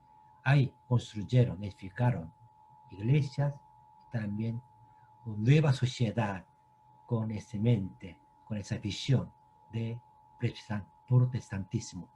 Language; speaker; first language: Spanish; non-native, fluent; Korean